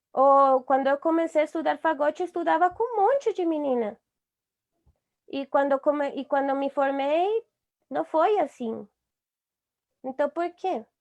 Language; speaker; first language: Portuguese; non-native, fluent; Spanish